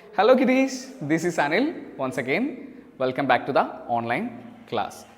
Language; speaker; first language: English; non-native, local second language; Malayalam